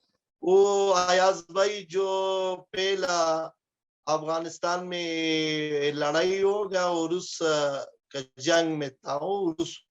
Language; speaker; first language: Hindi; non-native, fluent; Pashto